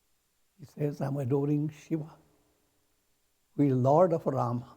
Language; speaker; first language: English; non-native, local second language; Hindi